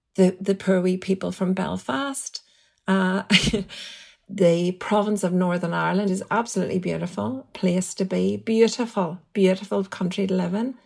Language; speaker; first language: English; native; English